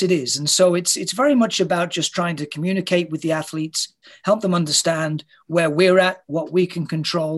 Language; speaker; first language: English; native; English